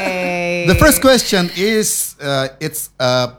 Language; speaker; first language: English; non-native, learner; Indonesian